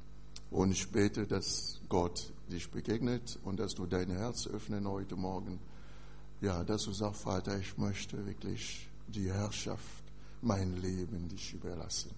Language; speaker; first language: German; non-native, fluent; French